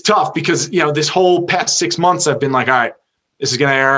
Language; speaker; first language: English; native; English